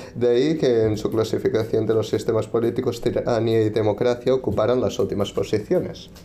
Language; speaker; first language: Spanish; non-native, local second language; Catalan